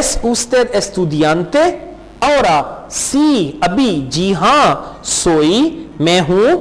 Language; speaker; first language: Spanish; non-native, fluent; Urdu